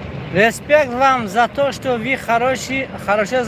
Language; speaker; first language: Russian; non-native, local second language; Tajik